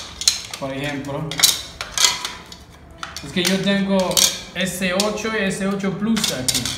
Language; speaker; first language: Spanish; non-native, learner; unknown